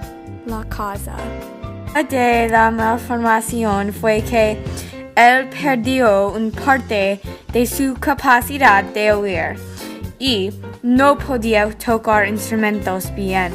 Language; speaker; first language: Spanish; non-native, learner; English